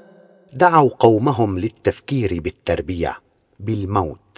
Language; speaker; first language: Arabic; native; Arabic